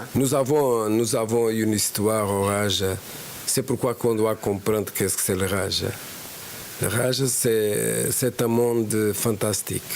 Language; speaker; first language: French; non-native, fluent; Portuguese